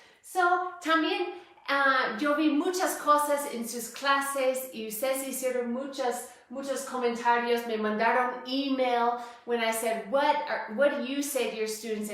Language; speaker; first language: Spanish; non-native, fluent; English